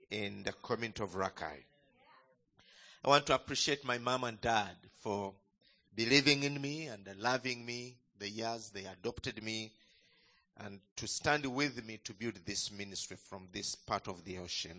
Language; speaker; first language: English; non-native, local second language; Ganda